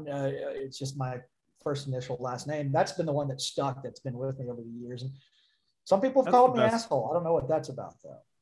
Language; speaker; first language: English; native; English